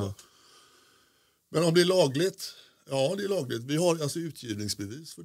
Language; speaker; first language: Swedish; native; Swedish